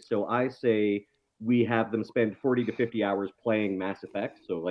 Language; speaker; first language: English; native; English